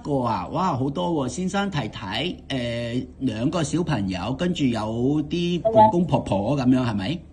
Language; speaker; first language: Cantonese; native; Cantonese